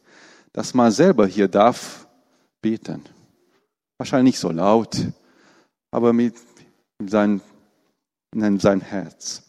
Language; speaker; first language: German; non-native, fluent; Romanian